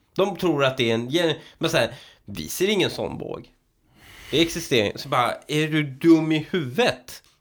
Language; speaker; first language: Swedish; early bilingual, other home language; Persian